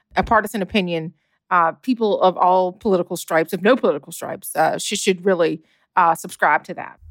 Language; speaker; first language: English; native; English